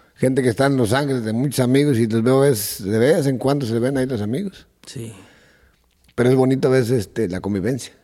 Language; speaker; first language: Spanish; native; Spanish